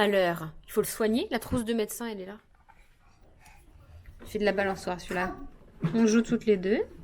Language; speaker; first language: French; native; French